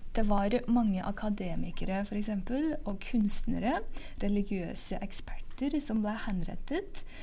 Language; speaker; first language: Norwegian; non-native, fluent; Uyghur